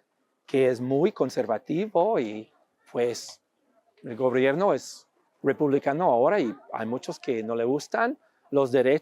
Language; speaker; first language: Spanish; non-native, fluent; English